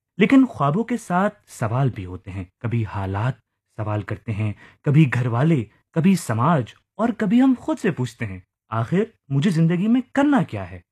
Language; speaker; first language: Urdu; native; Urdu